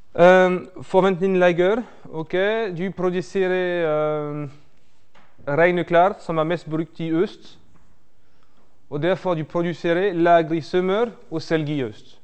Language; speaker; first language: Norwegian; non-native, fluent; French